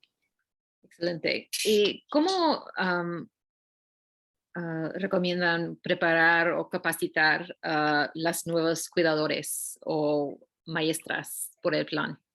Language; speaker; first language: Spanish; non-native, learner; English